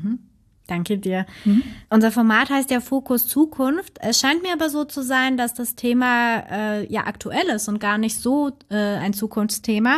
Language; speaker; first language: German; native; German